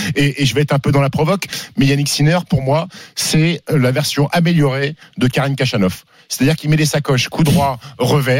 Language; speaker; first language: French; native; French